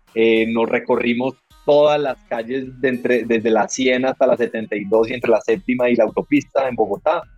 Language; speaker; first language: Spanish; native; Spanish